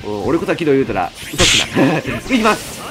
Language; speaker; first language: Japanese; native; Japanese